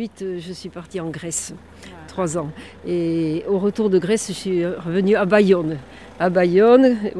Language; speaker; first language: French; native; French